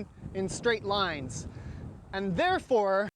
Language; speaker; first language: English; native; English